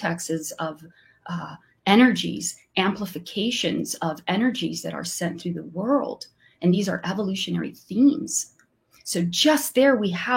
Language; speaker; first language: English; non-native, fluent; Portuguese